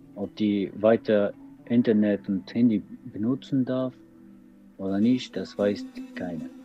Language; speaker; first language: German; non-native, learner; Persian